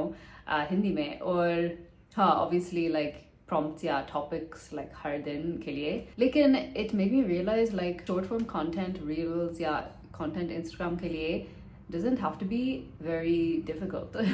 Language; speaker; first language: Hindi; non-native, learner; English